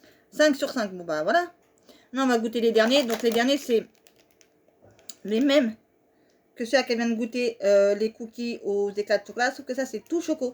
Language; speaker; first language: French; native; French